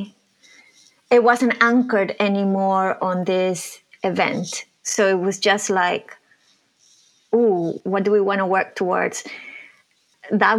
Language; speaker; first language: English; non-native, fluent; Spanish